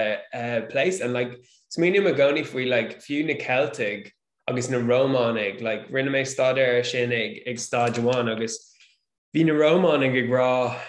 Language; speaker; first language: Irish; non-native, local second language; English